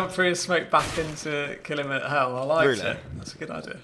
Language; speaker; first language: English; native; English